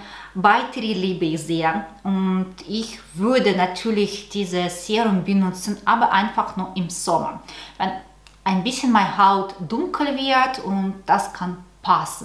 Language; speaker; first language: German; non-native, learner; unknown